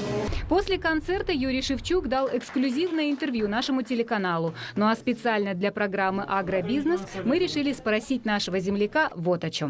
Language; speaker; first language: Russian; native; Russian